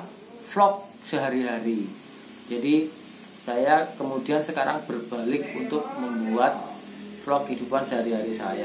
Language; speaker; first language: Indonesian; non-native, local second language; Javanese